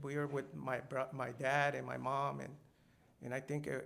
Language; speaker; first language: English; non-native, fluent; Spanish